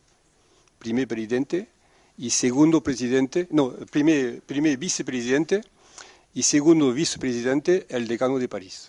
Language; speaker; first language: Spanish; non-native, fluent; French